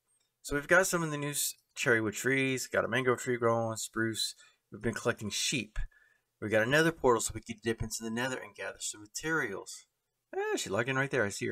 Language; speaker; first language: English; native; English